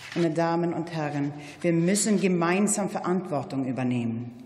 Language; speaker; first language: German; non-native, fluent; Swedish